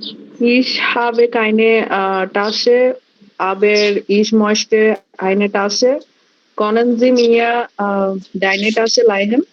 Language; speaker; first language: German; non-native, learner; Bangla